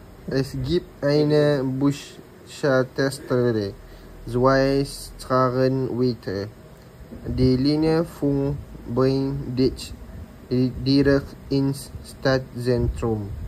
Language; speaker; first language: German; non-native, learner; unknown